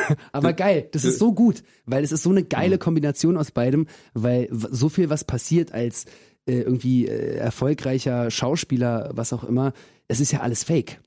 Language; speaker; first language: German; early bilingual, other home language; Russian